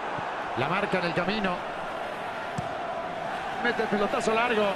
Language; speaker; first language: Spanish; native; Spanish